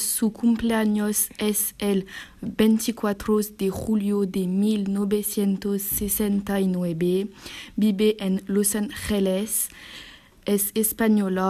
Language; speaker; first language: Spanish; non-native, learner; French